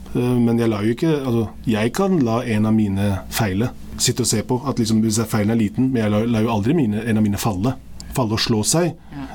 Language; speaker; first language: Norwegian; early bilingual, other home language; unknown